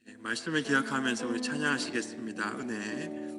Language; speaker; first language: Korean; native; Korean